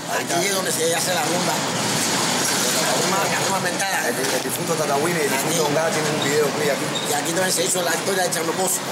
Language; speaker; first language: Spanish; native; Spanish